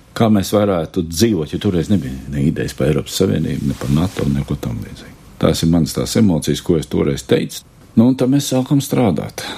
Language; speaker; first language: Latvian; native; Latvian